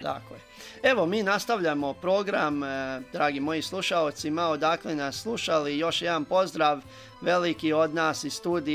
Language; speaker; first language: Serbian; native; Serbian